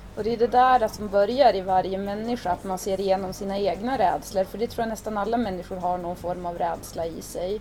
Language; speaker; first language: Swedish; native; Swedish